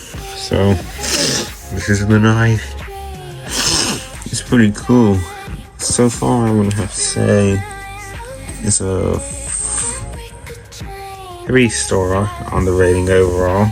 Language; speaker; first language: English; native; English